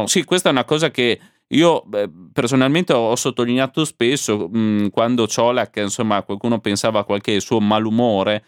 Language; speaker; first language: Italian; native; Italian